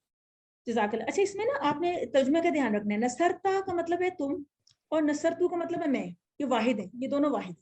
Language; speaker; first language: Urdu; native; Urdu